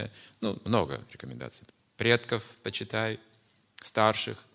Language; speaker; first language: Russian; native; Russian